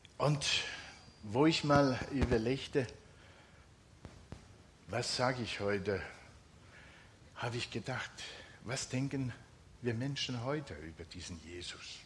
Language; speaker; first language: German; non-native, fluent; Finnish